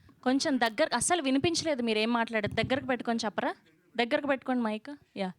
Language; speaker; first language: Telugu; native; Telugu